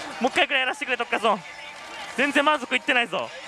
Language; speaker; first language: Japanese; native; Japanese